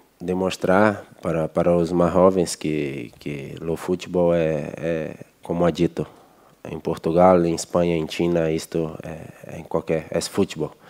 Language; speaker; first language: Spanish; non-native, learner; Portuguese